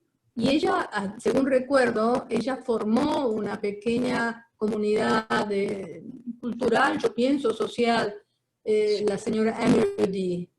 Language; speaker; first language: Spanish; early bilingual, other home language; Hungarian